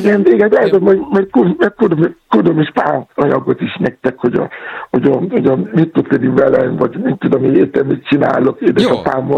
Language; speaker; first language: Hungarian; non-native, fluent; Yoruba